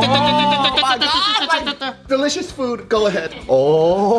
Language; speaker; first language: English; native; English